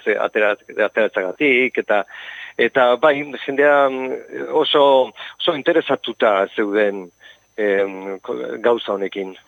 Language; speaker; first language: Basque; non-native, local second language; Spanish